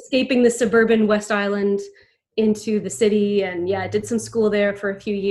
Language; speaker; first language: English; native; English